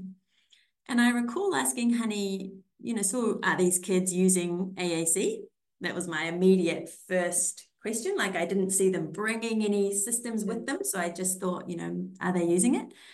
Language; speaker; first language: English; native; English